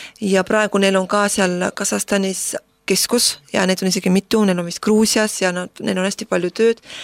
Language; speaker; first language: Estonian; non-native, local second language; Russian